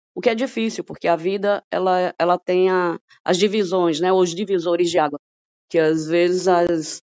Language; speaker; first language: Portuguese; native; Portuguese